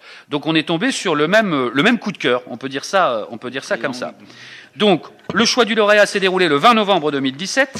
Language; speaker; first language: French; native; French